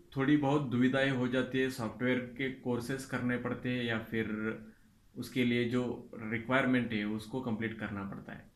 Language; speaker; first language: Hindi; non-native, local second language; Kannada